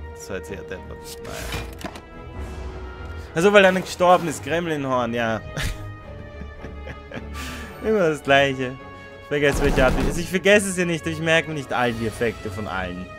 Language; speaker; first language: German; native; German